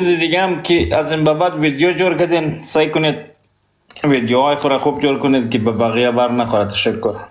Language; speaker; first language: Persian; non-native, local second language; Pashto